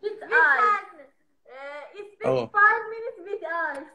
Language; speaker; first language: English; non-native, learner; Persian